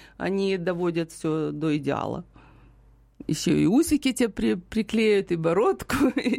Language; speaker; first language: Russian; native; Russian